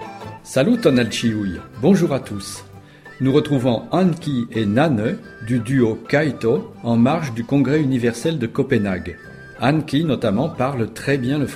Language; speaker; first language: French; native; French